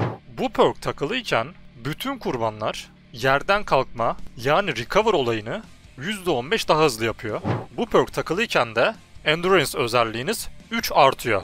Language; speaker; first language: Turkish; native; Turkish